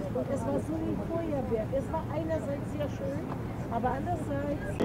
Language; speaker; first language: German; non-native, learner; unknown